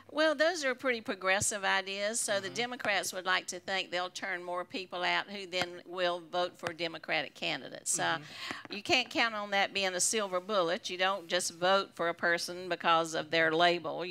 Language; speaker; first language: English; native; English